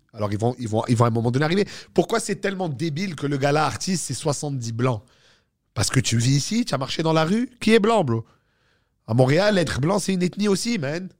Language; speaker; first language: French; native; French